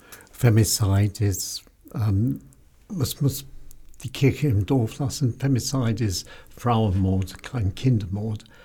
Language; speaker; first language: German; non-native, fluent; English